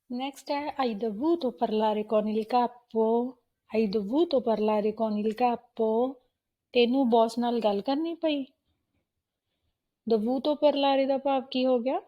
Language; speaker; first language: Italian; non-native, fluent; Punjabi